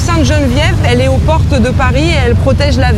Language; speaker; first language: French; native; French